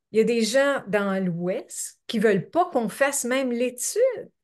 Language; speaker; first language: French; native; French